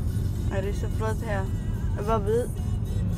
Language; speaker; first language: Danish; non-native, learner; Cebuano